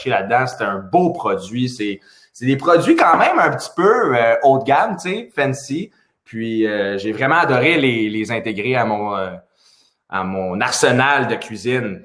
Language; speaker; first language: French; native; French